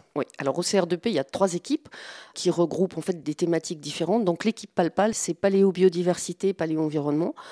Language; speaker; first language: French; native; French